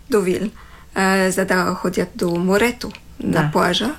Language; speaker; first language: Bulgarian; non-native, fluent; French